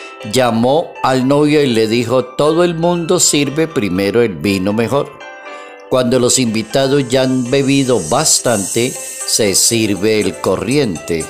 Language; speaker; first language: Spanish; native; Spanish